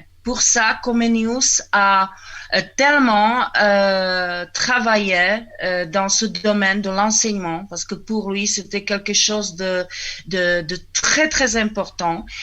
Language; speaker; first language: French; non-native, fluent; Czech